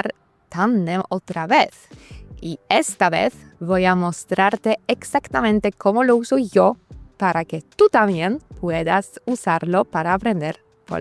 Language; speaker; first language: Spanish; non-native, learner; Polish